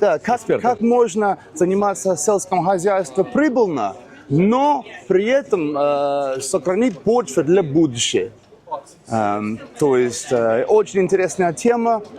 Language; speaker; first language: Russian; non-native, learner; English